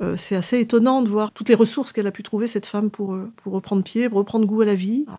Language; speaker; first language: French; native; French